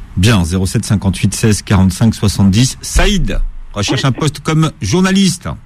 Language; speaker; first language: French; native; French